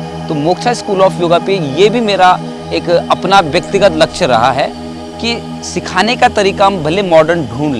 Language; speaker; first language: Hindi; native; Hindi